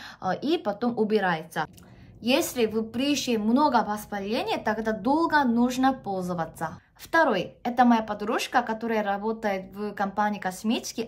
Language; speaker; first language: Russian; non-native, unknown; Korean